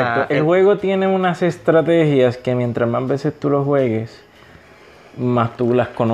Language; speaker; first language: Spanish; native; Spanish